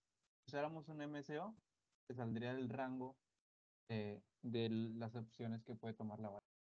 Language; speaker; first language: Spanish; native; Spanish